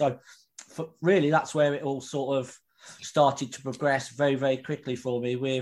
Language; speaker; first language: English; native; English